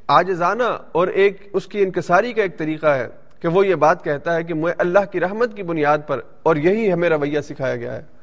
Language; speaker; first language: Urdu; early bilingual, heritage; Urdu